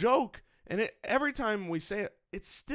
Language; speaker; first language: English; native; English